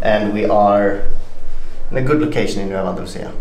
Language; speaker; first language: English; non-native, fluent; Swedish